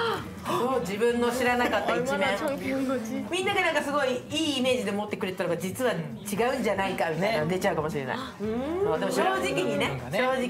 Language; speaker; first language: Japanese; native; Japanese